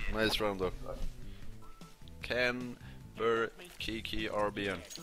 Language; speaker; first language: English; non-native, fluent; Swedish